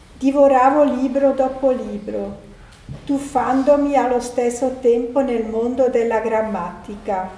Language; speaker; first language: Italian; non-native, fluent; German